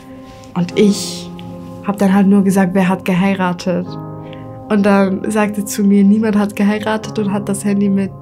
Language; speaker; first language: German; early bilingual, other home language; Kurdish